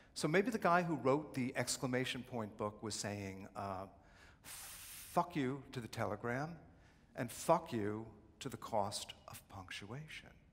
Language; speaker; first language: English; native; English